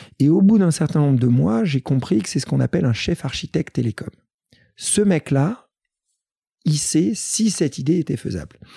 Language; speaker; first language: French; early bilingual, other home language; Greek